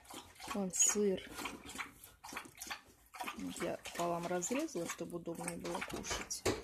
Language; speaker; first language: Russian; native; Russian